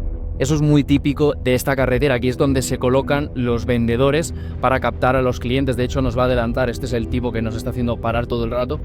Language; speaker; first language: Spanish; native; Spanish